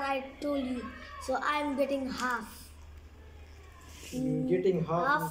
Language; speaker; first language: English; non-native, learner; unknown